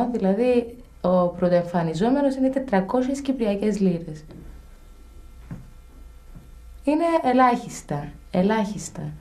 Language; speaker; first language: Greek; native; Greek